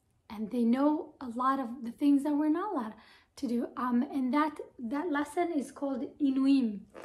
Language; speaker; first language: English; non-native, fluent; Hebrew